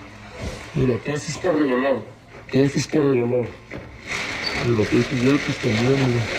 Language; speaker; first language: Spanish; native; Spanish